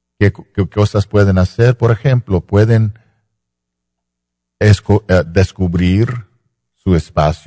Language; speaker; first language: Spanish; non-native, fluent; English